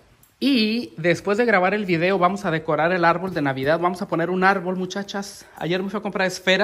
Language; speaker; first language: Spanish; native; Spanish